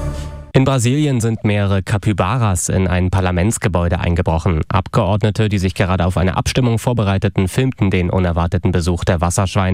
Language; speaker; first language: German; native; German